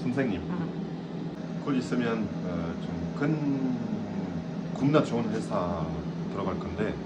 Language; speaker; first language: Korean; non-native, learner; French